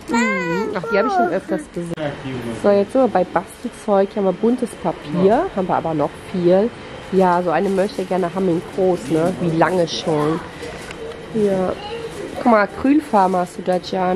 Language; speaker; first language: German; native; German